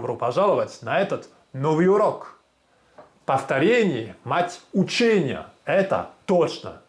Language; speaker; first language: Russian; non-native, fluent; French